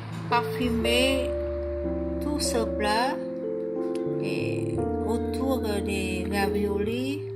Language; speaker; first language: French; non-native, learner; Vietnamese